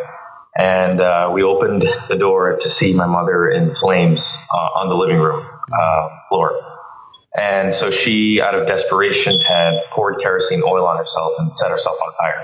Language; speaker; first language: English; early bilingual, other home language; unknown